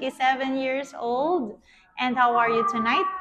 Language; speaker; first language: English; non-native, fluent; Vietnamese